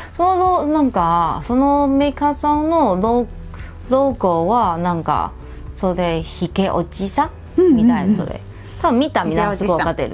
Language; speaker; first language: Japanese; non-native, fluent; Chinese